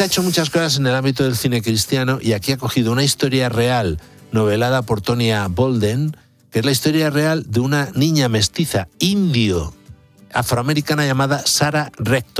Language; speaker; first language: Spanish; native; Spanish